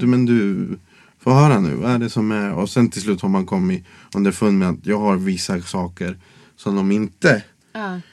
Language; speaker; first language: Swedish; non-native, fluent; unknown